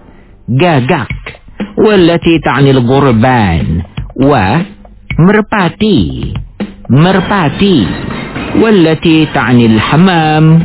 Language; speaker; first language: Arabic; non-native, fluent; Indonesian